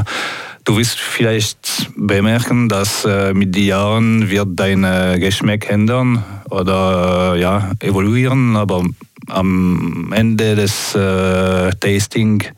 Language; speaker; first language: German; non-native, local second language; French